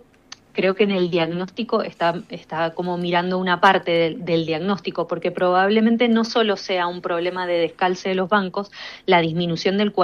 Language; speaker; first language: Spanish; native; Spanish